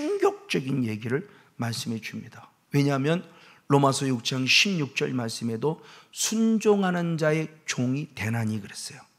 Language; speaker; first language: Korean; native; Korean